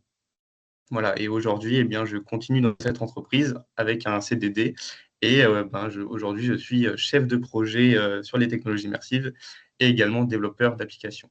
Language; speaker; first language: French; native; French